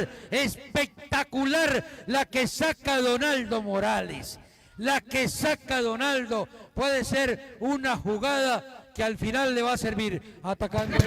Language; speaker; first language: Spanish; native; Spanish